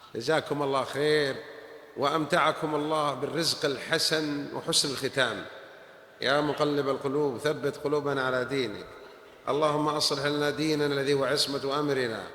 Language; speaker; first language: Arabic; native; Arabic